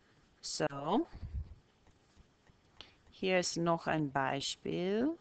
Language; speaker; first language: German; non-native, fluent; English